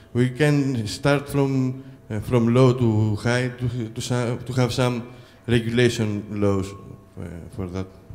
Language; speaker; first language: English; non-native, fluent; Greek